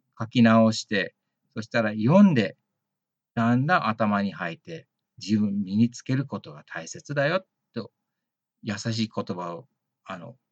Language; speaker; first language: Japanese; early bilingual, heritage; Japanese